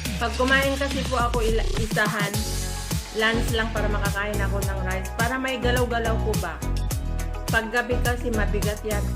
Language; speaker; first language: Filipino; non-native, local second language; Iloko